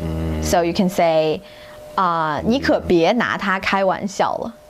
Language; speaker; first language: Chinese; native; Chinese